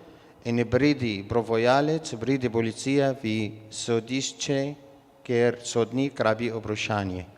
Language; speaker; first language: Slovenian; non-native, learner; Arabic